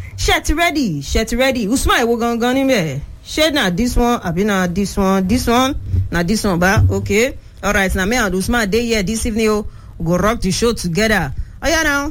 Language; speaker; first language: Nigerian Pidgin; non-native, local second language; Yoruba